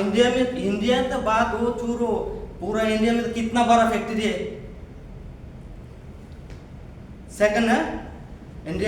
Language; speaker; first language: Hindi; non-native, fluent; Bangla